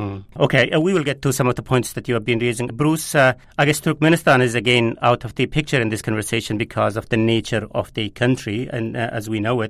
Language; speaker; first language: English; non-native, fluent; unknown